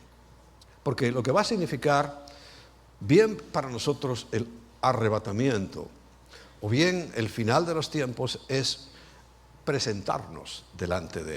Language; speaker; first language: Spanish; native; Spanish